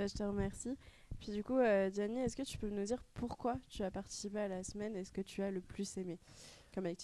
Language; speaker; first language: French; native; French